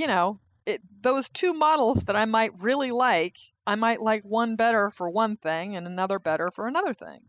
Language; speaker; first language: English; native; English